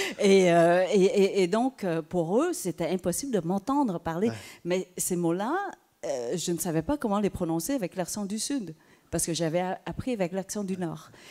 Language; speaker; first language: French; early bilingual, other home language; Vietnamese